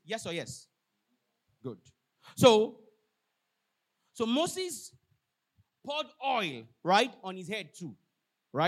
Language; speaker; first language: English; non-native, local second language; Yoruba